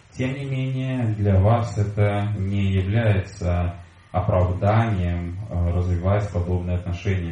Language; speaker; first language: Russian; native; Russian